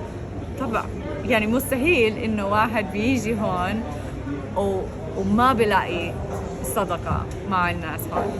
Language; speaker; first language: Arabic; non-native, fluent; English